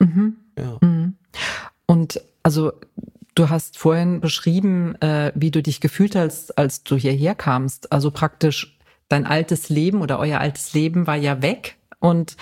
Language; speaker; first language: German; native; German